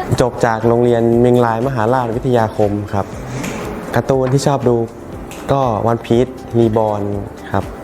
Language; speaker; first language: Thai; native; Thai